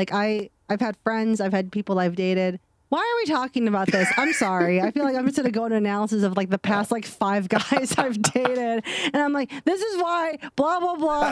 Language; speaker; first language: English; native; English